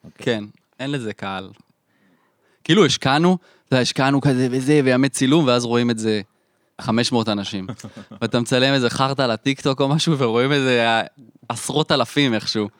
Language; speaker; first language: Hebrew; native; Hebrew